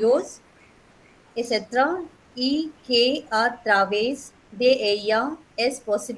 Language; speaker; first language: Spanish; non-native, learner; Hindi